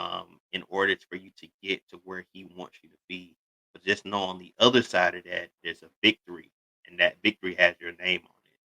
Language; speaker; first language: English; native; English